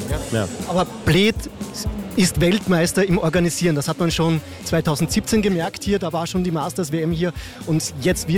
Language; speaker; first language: German; native; German